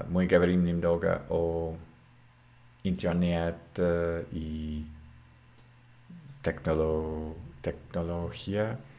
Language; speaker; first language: Russian; non-native, learner; English